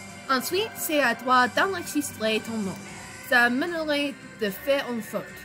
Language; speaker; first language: French; non-native, fluent; English